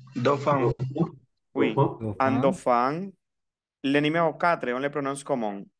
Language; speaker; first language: Spanish; native; Spanish